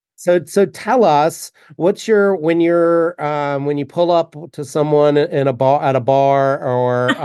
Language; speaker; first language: English; native; English